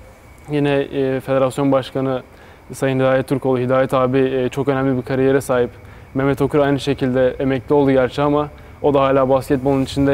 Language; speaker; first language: Turkish; native; Turkish